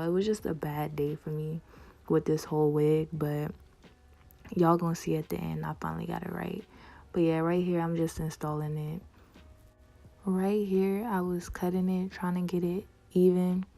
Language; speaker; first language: English; native; English